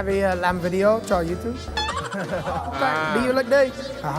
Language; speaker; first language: Vietnamese; non-native, learner; English